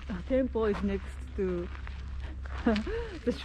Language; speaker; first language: English; non-native, learner; Japanese